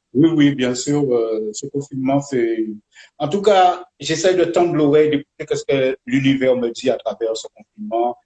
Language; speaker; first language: French; native; French